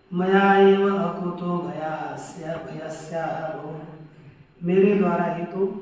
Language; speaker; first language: Hindi; non-native, local second language; Marathi